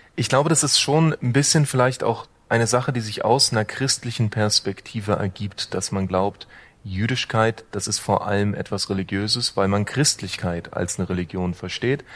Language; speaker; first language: German; native; German